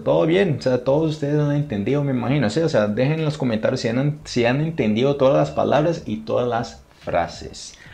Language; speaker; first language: Portuguese; native; Portuguese